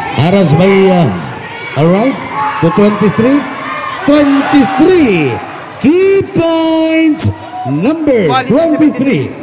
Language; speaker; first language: Filipino; non-native, local second language; Cebuano